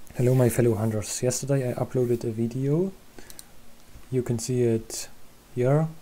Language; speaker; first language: English; non-native, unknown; German